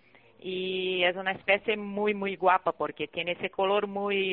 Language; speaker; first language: Spanish; non-native, fluent; Portuguese